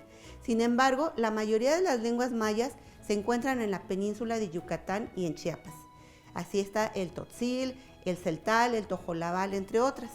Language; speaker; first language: Spanish; native; Spanish